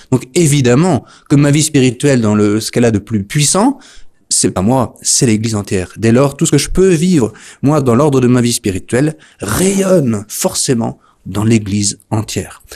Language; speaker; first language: French; native; French